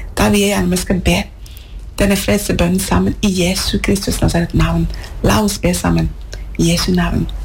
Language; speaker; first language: Norwegian; non-native, fluent; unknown